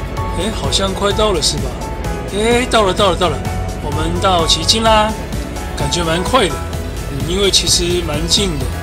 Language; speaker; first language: Chinese; native; Chinese